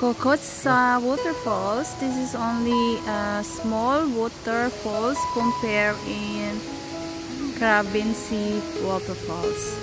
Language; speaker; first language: English; non-native, local second language; Filipino